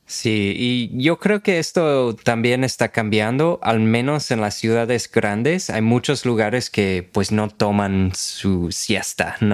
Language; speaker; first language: Spanish; non-native, fluent; English